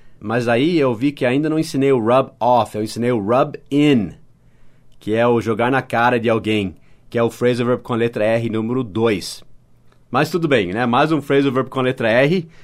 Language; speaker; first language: Portuguese; non-native, fluent; English